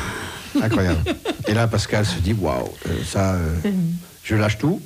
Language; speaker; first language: French; native; French